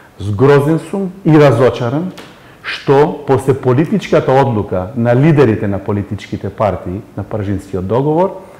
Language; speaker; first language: Macedonian; native; Macedonian